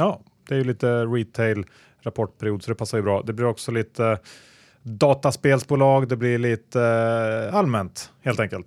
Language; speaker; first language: Swedish; native; Swedish